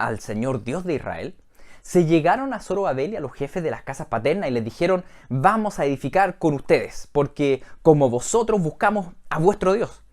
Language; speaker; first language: Spanish; native; Spanish